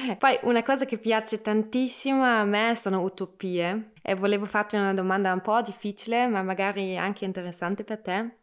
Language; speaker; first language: Italian; non-native, local second language; German